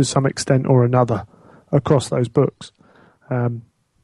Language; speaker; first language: English; native; English